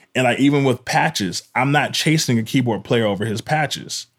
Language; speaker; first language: English; native; English